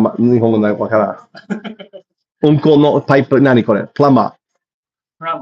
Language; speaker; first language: Japanese; non-native, learner; English